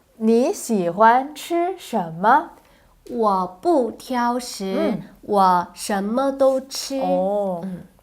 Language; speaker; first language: Chinese; non-native, fluent; Korean